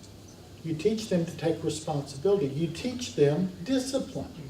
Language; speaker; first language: English; native; English